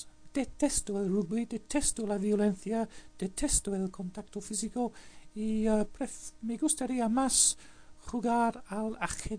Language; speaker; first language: Spanish; non-native, fluent; English